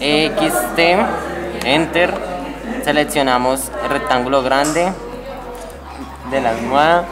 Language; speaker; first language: Spanish; native; Spanish